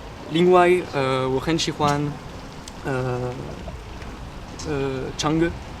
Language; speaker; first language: Chinese; non-native, learner; French